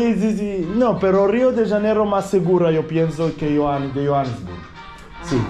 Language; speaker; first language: Spanish; non-native, learner; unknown